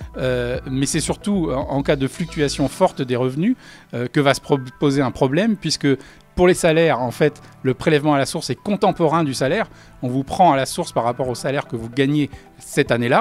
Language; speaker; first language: French; native; French